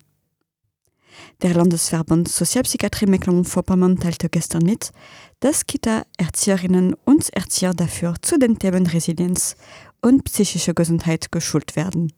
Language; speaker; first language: German; non-native, fluent; French